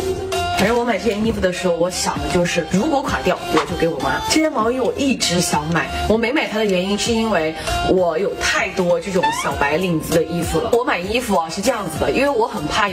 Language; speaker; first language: Chinese; native; Chinese